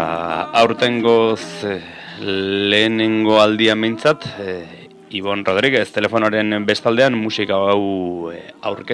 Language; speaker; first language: Basque; native; Basque